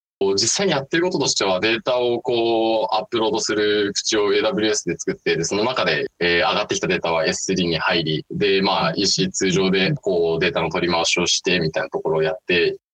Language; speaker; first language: Japanese; native; Japanese